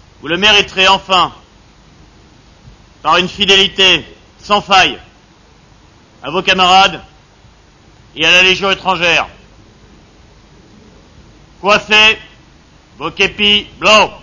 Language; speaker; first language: French; native; French